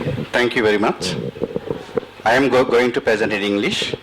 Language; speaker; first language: English; non-native, learner; Bangla